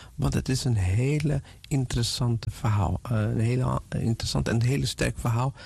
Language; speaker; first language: Dutch; non-native, fluent; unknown